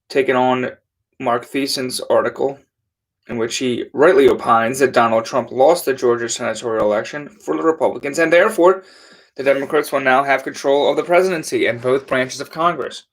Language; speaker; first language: English; native; English